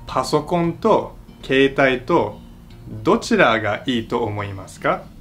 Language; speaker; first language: Japanese; non-native, fluent; Filipino